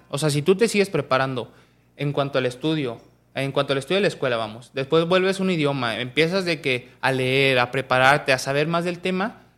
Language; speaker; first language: Spanish; native; Spanish